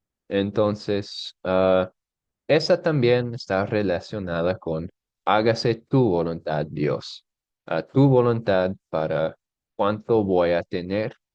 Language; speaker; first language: Spanish; non-native, fluent; English